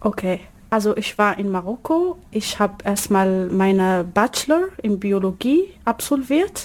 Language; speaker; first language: German; non-native, learner; Arabic